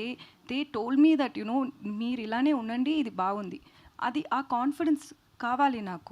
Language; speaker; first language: Telugu; non-native, learner; Tamil